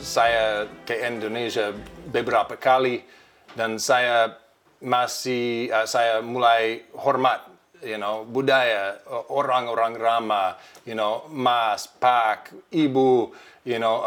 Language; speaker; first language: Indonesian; non-native, learner; English